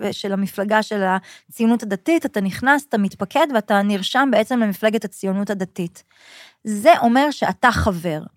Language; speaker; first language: Hebrew; native; Hebrew